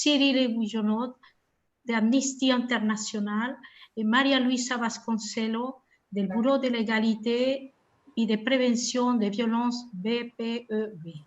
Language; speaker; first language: French; non-native, fluent; Spanish